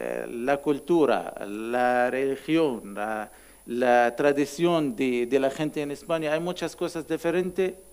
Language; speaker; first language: Spanish; non-native, learner; Arabic